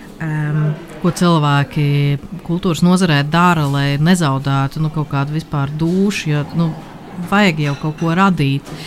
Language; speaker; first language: Latvian; native; Latvian